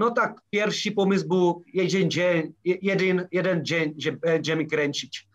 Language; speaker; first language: Polish; non-native, learner; Czech